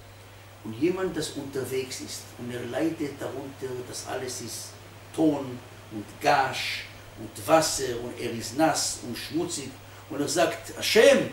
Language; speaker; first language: German; non-native, fluent; Hebrew